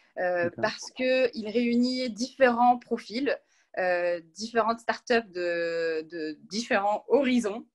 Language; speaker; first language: French; non-native, local second language; Arabic